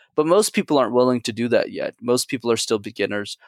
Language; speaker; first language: English; native; English